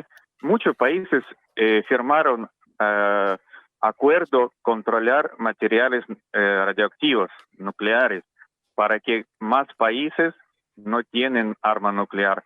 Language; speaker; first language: Spanish; non-native, learner; Russian